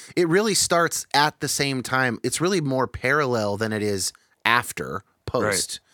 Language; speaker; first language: English; native; English